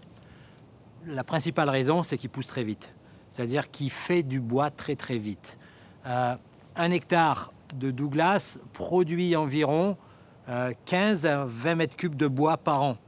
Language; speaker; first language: French; native; French